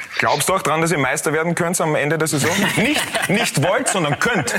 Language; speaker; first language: German; native; German